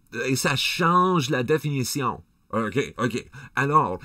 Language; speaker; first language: French; non-native, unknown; English